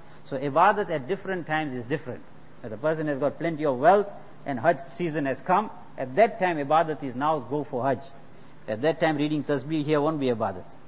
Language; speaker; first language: English; native; English